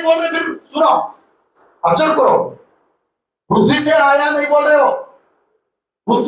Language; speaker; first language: Hindi; non-native, local second language; Telugu